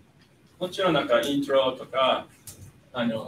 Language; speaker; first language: Japanese; non-native, fluent; English